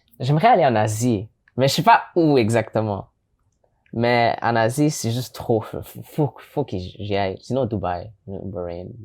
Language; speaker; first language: French; early bilingual, other home language; English